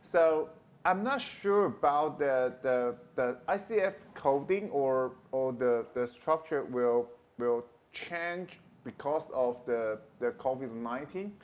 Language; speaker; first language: English; non-native, learner; Chinese